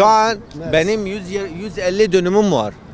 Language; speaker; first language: Turkish; non-native, fluent; Arabic